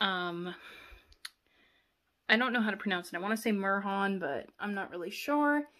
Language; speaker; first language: English; native; English